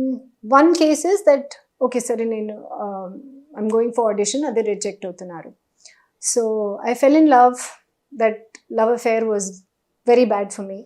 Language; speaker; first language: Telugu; non-native, learner; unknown